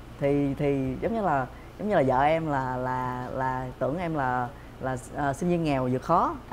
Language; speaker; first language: Vietnamese; native; Vietnamese